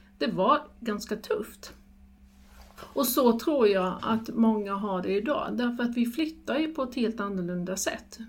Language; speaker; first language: Swedish; native; Swedish